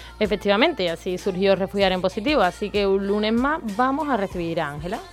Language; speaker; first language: Spanish; native; Spanish